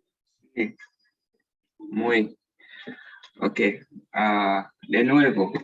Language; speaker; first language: Spanish; non-native, learner; English